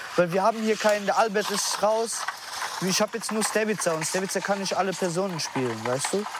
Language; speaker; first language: German; early bilingual, other home language; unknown